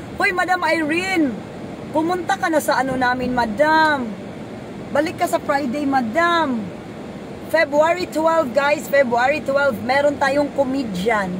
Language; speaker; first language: Filipino; non-native, local second language; Cebuano